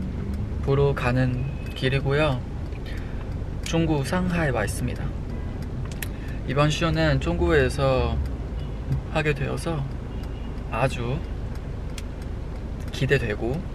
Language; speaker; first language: Korean; non-native, fluent; Chinese